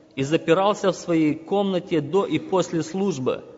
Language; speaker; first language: Russian; non-native, local second language; Ukrainian